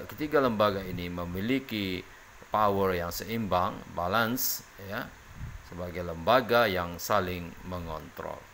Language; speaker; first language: Indonesian; native; Indonesian